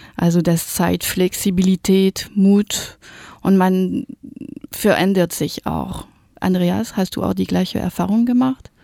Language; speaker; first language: German; non-native, fluent; French